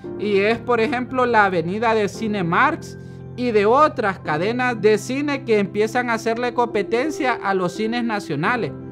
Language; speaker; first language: Spanish; native; Spanish